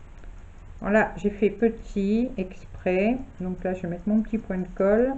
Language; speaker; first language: French; native; French